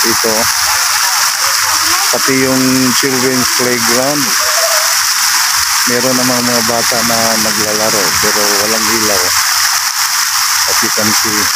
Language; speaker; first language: Filipino; non-native, local second language; Cebuano